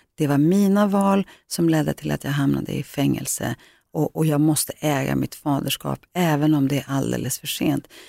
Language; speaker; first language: Swedish; early bilingual, other home language; Greek